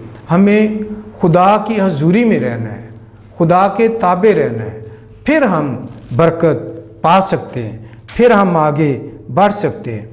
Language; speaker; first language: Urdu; non-native, local second language; Punjabi